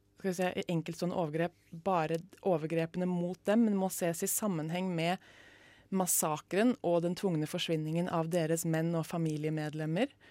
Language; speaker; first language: Norwegian; native; Norwegian